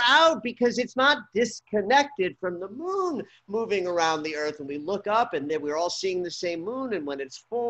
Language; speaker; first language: English; native; English